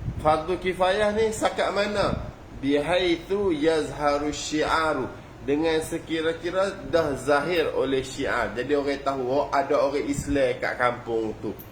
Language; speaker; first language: Malay; native; Malay